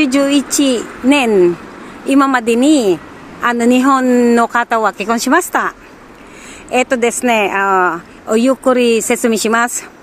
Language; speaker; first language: Japanese; non-native, learner; Filipino